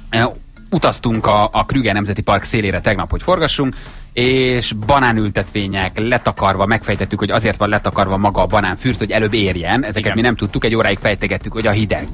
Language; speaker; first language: Hungarian; native; Hungarian